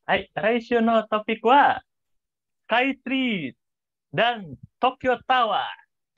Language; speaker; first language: Japanese; non-native, learner; Indonesian